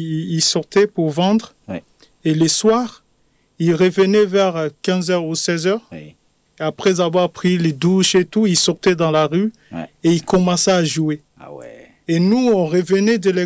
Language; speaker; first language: French; non-native, local second language; Lingala